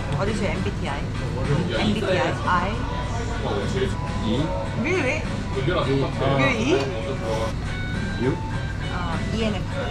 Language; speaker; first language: English; non-native, learner; Korean